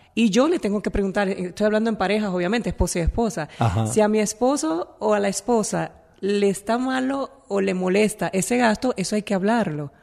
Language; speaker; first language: Spanish; native; Spanish